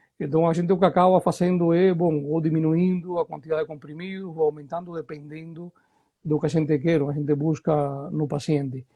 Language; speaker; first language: Portuguese; non-native, fluent; Spanish